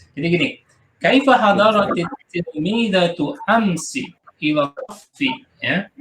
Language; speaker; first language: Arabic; non-native, fluent; Indonesian